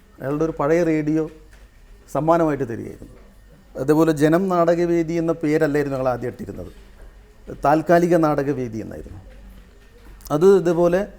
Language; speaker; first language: Malayalam; native; Malayalam